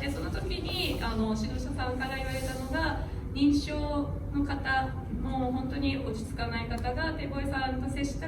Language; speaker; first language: Japanese; native; Japanese